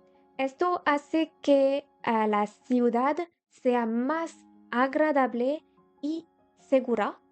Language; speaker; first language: Spanish; non-native, learner; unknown